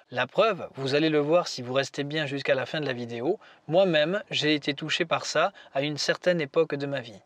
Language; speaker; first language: French; native; French